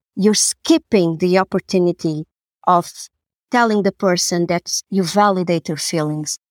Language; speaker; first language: English; non-native, fluent; Portuguese